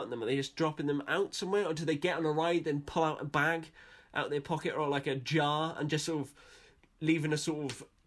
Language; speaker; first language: English; native; English